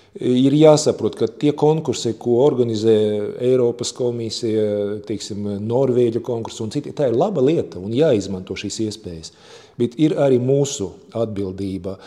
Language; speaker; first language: Latvian; non-native, local second language; Russian